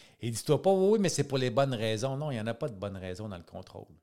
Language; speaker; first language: French; native; French